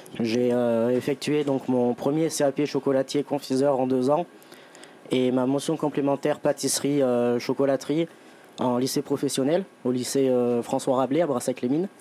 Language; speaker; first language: French; native; French